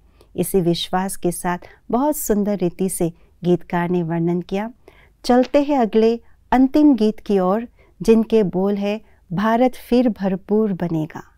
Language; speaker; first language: Hindi; native; Hindi